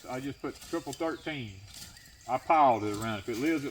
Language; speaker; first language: English; native; English